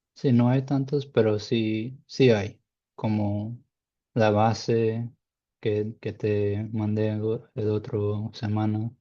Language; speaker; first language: Spanish; non-native, learner; English